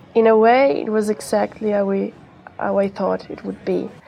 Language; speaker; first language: English; non-native, fluent; Italian